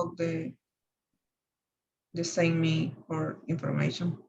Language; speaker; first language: English; non-native, learner; Spanish